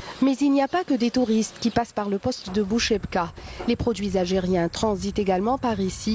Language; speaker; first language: French; non-native, local second language; Arabic